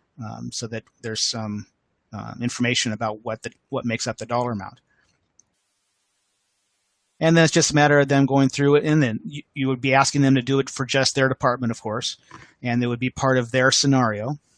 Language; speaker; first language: English; native; English